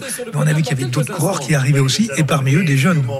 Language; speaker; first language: French; native; French